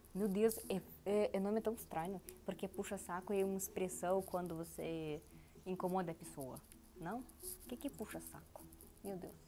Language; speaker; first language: Portuguese; non-native, learner; Russian